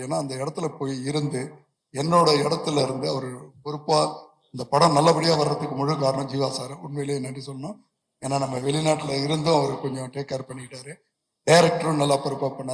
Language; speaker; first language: Tamil; native; Tamil